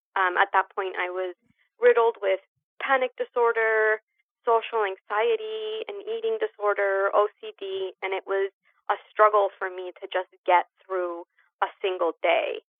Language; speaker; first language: English; early bilingual, other home language; Spanish